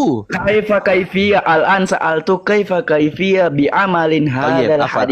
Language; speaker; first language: Arabic; non-native, learner; Indonesian